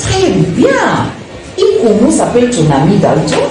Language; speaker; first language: French; non-native, fluent; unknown